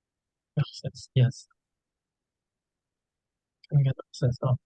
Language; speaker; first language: English; non-native, learner; Vietnamese